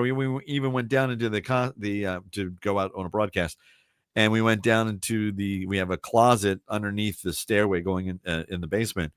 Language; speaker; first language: English; native; English